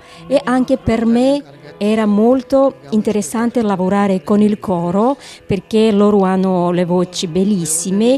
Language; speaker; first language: Italian; non-native, learner; Georgian